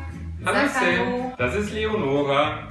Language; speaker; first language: German; native; German